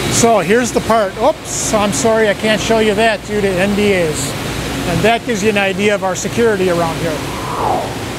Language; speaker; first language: English; native; English